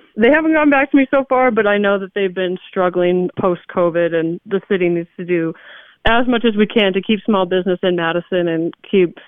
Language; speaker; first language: English; native; English